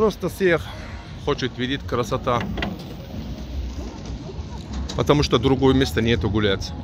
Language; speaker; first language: Russian; non-native, learner; Turkish